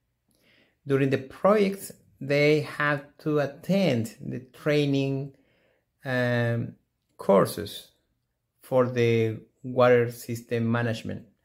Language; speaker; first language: English; non-native, fluent; Spanish